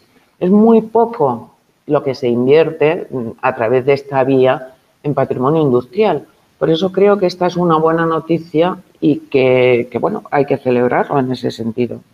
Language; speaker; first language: Spanish; native; Spanish